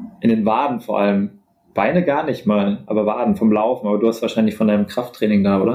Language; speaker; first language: German; native; German